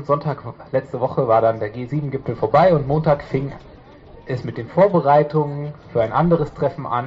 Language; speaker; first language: German; native; German